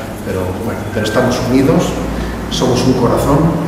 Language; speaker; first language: Spanish; native; Spanish